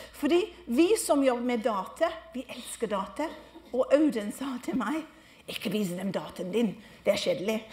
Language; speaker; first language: Norwegian; non-native, fluent; English